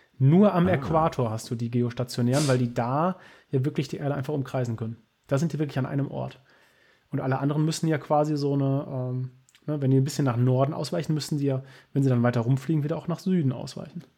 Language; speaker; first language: German; native; German